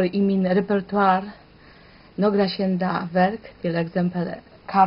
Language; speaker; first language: Swedish; non-native, learner; Polish